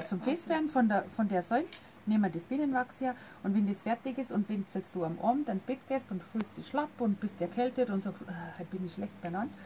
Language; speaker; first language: German; native; German